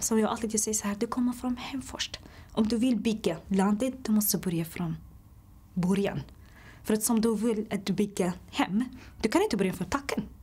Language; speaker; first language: Swedish; non-native, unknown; Somali